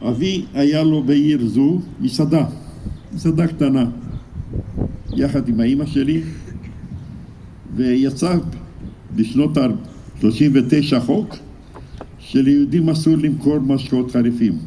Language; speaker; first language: Hebrew; non-native, fluent; Romanian